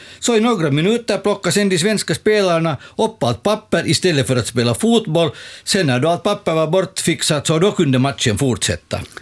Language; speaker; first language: Swedish; native; Swedish